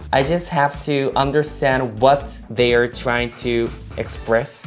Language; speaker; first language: English; non-native, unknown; Japanese